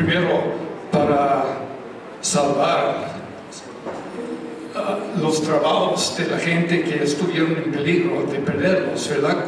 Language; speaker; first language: Spanish; non-native, fluent; English